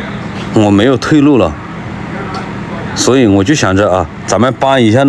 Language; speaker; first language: Chinese; native; Chinese